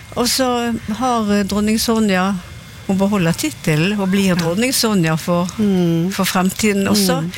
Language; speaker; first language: Norwegian; native; Norwegian